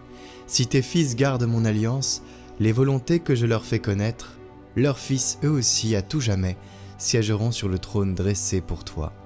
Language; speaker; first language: French; native; French